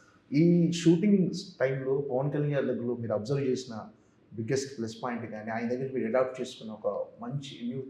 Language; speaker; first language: Telugu; native; Telugu